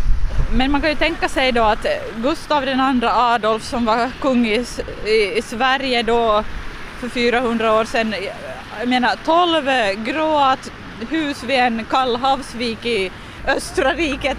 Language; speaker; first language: Swedish; native; Swedish